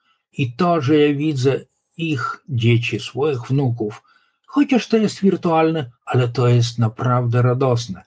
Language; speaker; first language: Polish; non-native, local second language; Lithuanian